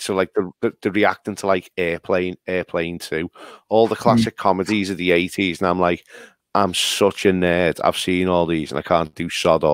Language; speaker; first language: English; native; English